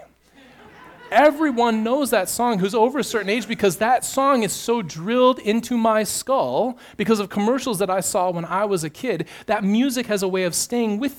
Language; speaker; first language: English; native; English